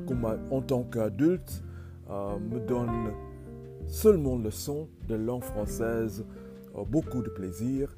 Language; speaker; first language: French; non-native, learner; English